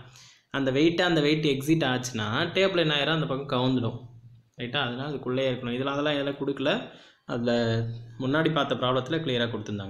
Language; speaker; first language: Tamil; native; Tamil